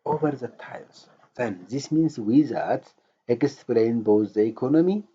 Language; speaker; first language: English; non-native, local second language; Amharic